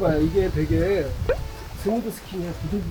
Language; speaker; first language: Korean; native; Korean